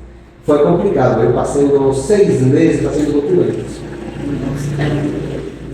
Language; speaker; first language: Portuguese; non-native, fluent; Spanish